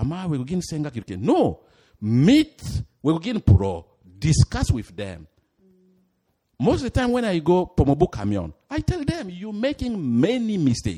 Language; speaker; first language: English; non-native, fluent; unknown